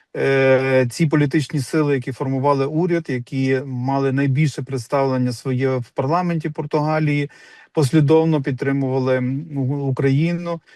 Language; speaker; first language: Ukrainian; native; Ukrainian